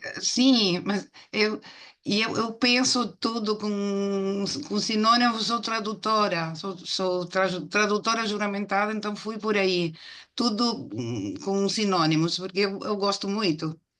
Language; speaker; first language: Portuguese; non-native, fluent; Spanish